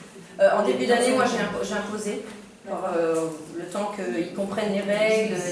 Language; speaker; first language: French; native; French